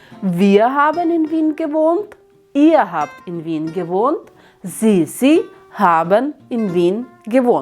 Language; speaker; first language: German; non-native, fluent; Ukrainian